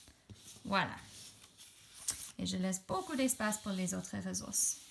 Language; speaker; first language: French; non-native, fluent; English